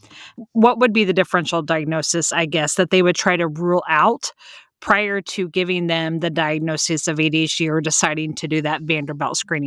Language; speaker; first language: English; native; English